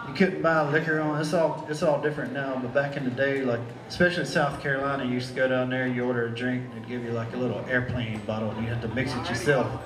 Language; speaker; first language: English; native; English